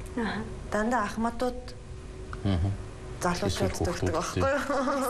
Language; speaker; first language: Mongolian; non-native, fluent; Japanese